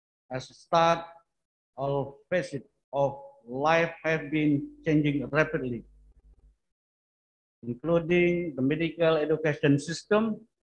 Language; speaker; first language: English; non-native, fluent; Indonesian